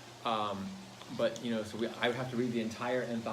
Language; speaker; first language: English; native; English